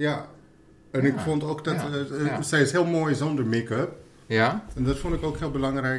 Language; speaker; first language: Dutch; non-native, fluent; English